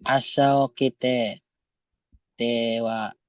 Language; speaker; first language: Japanese; non-native, learner; Filipino